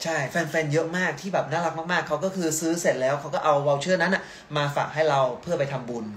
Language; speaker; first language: Thai; early bilingual, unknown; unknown